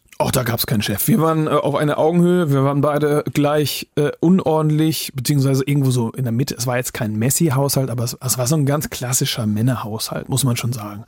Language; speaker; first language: German; native; German